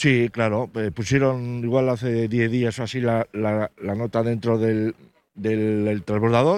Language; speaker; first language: Spanish; native; Spanish